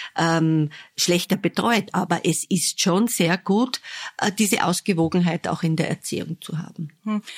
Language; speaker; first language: German; native; German